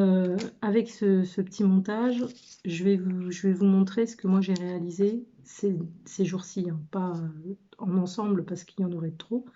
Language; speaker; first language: French; native; French